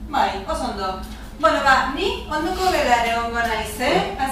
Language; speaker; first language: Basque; non-native, learner; Spanish